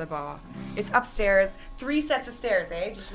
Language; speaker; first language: English; native; English